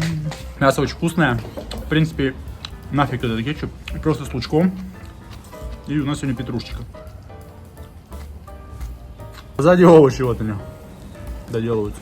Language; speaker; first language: Russian; native; Russian